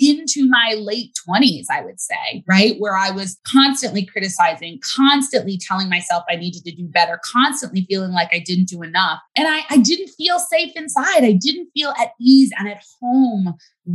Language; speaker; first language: English; native; English